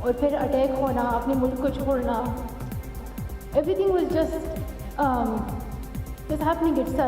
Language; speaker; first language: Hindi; non-native, local second language; Pashto